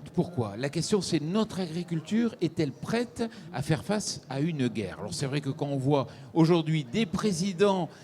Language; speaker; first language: French; native; French